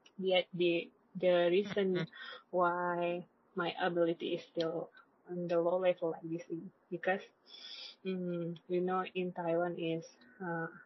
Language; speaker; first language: English; non-native, learner; Indonesian